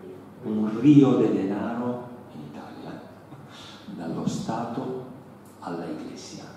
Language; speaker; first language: Spanish; non-native, learner; Italian